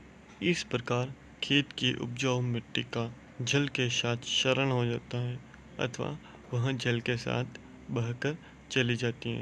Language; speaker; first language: Hindi; native; Hindi